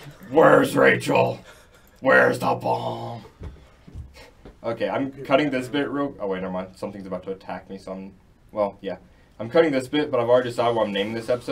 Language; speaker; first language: English; native; English